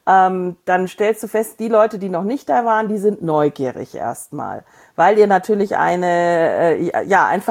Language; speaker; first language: German; native; German